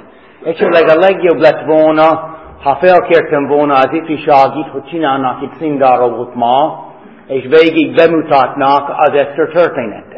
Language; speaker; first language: Hungarian; non-native, fluent; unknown